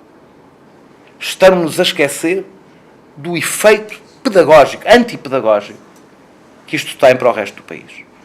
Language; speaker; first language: Portuguese; native; Portuguese